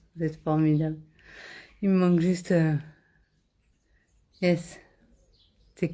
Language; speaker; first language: French; native; French